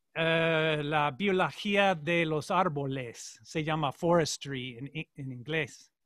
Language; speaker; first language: Spanish; non-native, learner; English